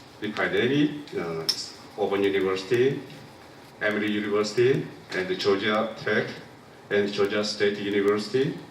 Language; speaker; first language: English; non-native, local second language; Korean